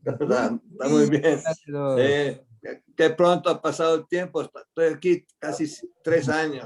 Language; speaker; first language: Spanish; non-native, fluent; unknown